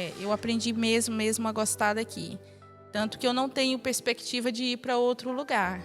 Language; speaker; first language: Portuguese; native; Portuguese